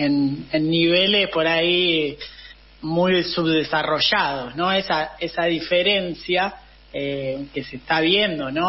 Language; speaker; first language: Spanish; native; Spanish